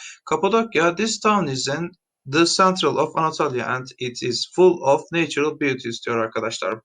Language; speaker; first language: English; non-native, fluent; Turkish